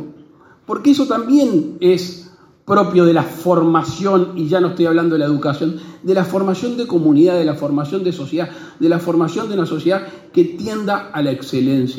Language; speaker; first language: Spanish; native; Spanish